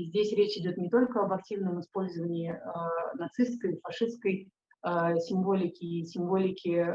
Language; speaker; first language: Russian; native; Russian